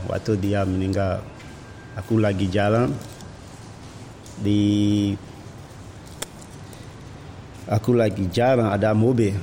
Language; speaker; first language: Indonesian; non-native, fluent; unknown